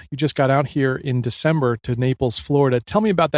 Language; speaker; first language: English; native; English